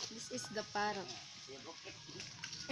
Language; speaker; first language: English; non-native, learner; Cebuano